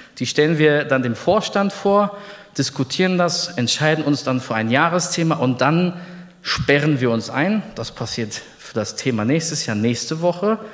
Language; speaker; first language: German; early bilingual, other home language; Polish